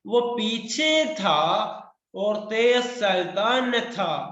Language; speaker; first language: Hindi; non-native, local second language; Malayalam